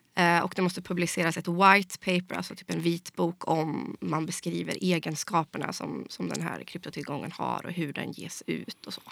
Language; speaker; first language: Swedish; native; Swedish